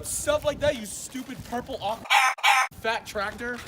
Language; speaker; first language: English; native; English